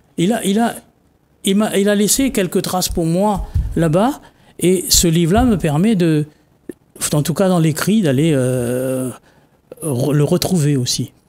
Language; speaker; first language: French; non-native, local second language; Réunion Creole French